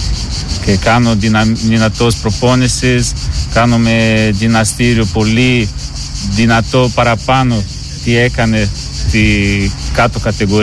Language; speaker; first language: Greek; non-native, learner; Portuguese